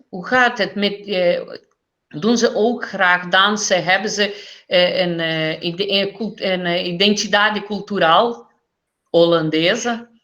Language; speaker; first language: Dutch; early bilingual, heritage; Portuguese